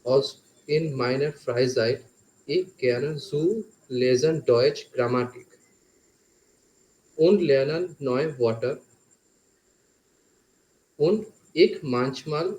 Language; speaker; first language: German; non-native, learner; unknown